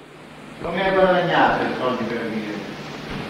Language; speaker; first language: Italian; native; Italian